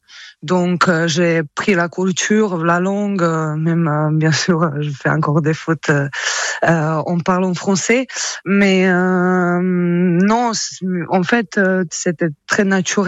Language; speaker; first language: French; non-native, fluent; Croatian